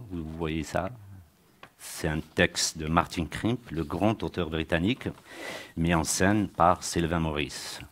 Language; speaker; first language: French; native; French